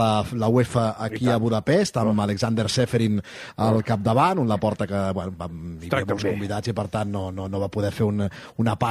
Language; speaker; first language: Catalan; native; Catalan